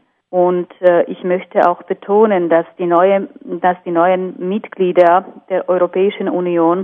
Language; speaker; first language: German; non-native, fluent; Slovak